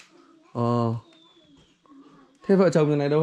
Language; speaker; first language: Vietnamese; native; Vietnamese